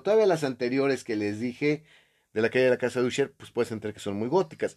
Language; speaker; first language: Spanish; native; Spanish